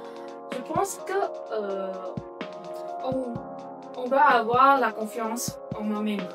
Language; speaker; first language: French; non-native, fluent; Vietnamese